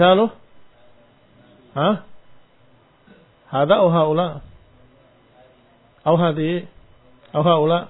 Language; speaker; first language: Arabic; non-native, fluent; Indonesian